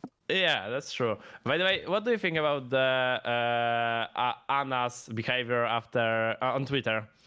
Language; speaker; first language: English; non-native, fluent; Polish